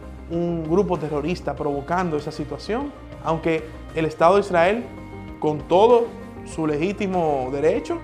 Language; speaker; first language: Spanish; native; Spanish